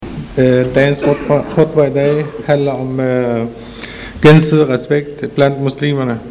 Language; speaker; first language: Danish; early bilingual, other home language; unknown